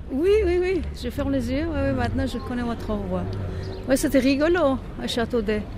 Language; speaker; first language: French; non-native, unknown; Persian